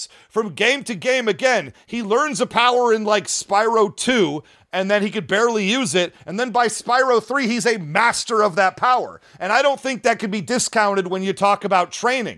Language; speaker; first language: English; native; English